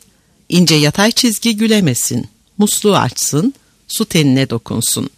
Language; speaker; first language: Turkish; native; Turkish